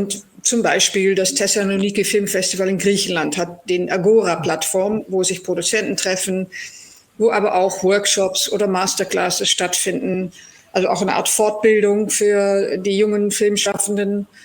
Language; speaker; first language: German; non-native, fluent; Dutch